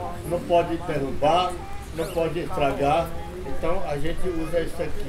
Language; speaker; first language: Portuguese; non-native, local second language; Yanomámi